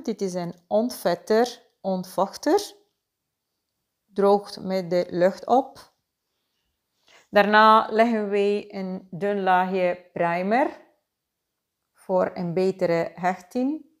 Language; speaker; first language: Dutch; non-native, fluent; Spanish